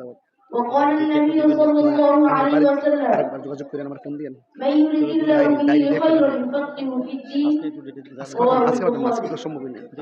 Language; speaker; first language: Arabic; non-native, learner; Bangla